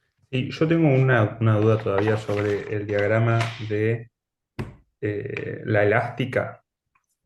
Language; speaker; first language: Spanish; native; Spanish